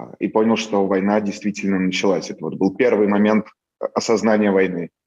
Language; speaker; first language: Russian; native; Russian